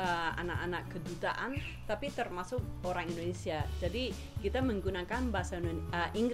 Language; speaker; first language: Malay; non-native, fluent; English